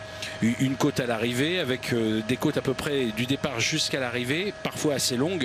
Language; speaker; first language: French; native; French